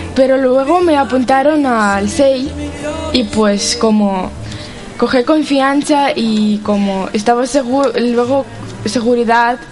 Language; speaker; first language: Spanish; non-native, learner; Ukrainian